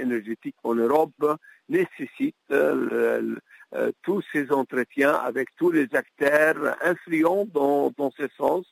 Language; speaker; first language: French; non-native, local second language; Arabic